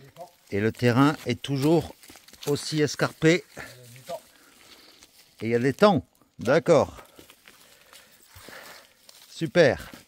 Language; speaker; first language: French; native; French